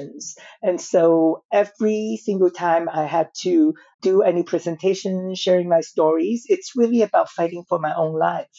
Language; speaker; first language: English; non-native, local second language; Cantonese